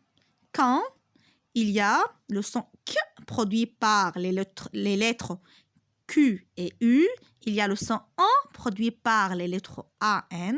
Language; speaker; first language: French; non-native, local second language; Arabic